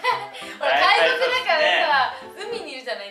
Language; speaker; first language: Japanese; native; Japanese